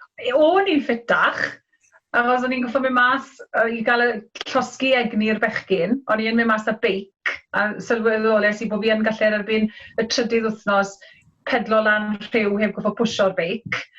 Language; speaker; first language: Welsh; native; Welsh